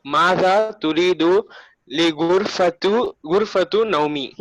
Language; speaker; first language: Arabic; non-native, learner; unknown